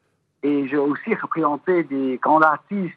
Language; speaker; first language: French; non-native, fluent; Chinese